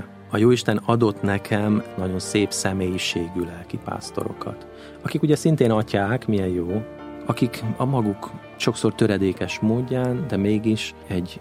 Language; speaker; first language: Hungarian; native; Hungarian